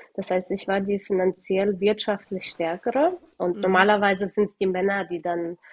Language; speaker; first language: German; early bilingual, other home language; Russian